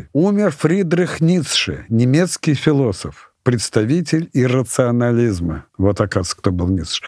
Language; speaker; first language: Russian; native; Russian